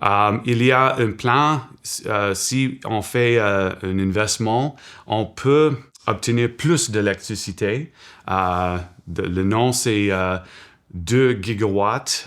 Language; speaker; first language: French; non-native, local second language; English